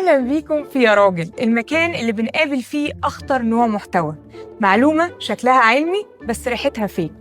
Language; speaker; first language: Arabic; native; Arabic